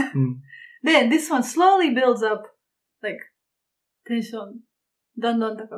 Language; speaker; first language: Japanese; non-native, learner; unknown